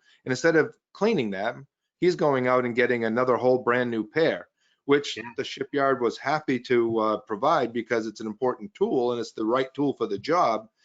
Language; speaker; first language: English; native; English